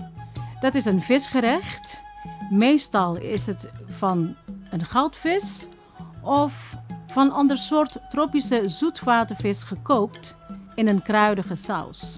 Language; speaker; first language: Dutch; non-native, fluent; Indonesian